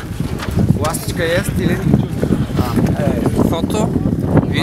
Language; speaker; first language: Russian; non-native, local second language; Yakut